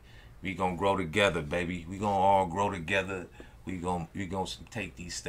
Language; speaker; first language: English; native; English